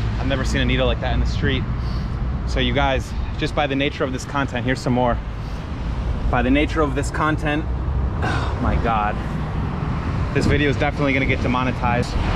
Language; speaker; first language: English; native; English